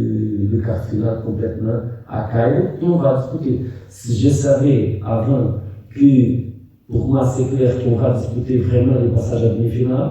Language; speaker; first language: French; non-native, fluent; Portuguese